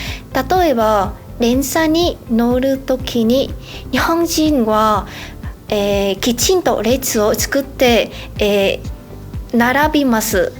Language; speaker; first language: Japanese; non-native, learner; Vietnamese